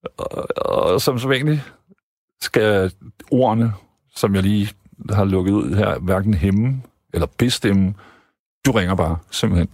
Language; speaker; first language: Danish; native; Danish